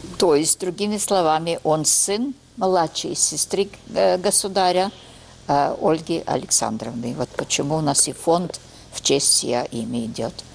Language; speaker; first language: Russian; early bilingual, heritage; Russian